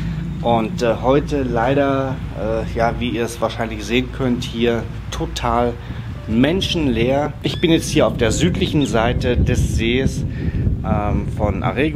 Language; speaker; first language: German; native; German